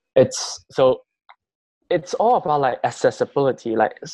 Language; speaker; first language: English; non-native, fluent; Chinese